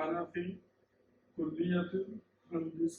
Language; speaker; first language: Arabic; non-native, learner; Urdu